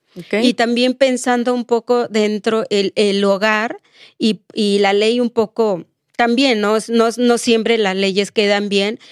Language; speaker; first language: Spanish; non-native, local second language; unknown